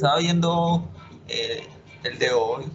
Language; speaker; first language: Spanish; non-native, learner; Portuguese